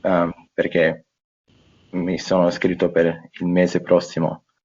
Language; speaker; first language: Italian; non-native, fluent; English